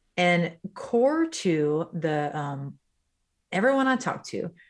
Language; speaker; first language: English; native; English